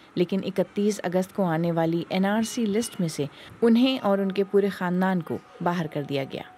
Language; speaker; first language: Urdu; native; Urdu